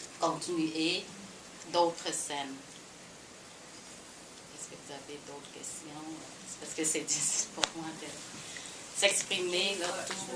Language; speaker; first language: French; non-native, fluent; Khmer